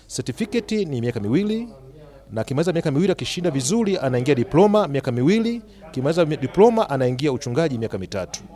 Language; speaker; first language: Swahili; native; Swahili